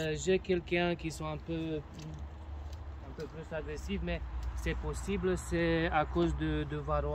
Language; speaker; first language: French; non-native, learner; Romanian